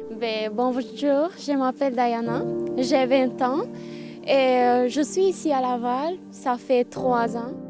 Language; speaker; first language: French; non-native, fluent; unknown